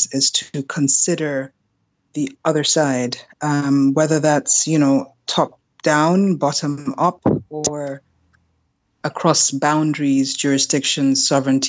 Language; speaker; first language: English; non-native, local second language; German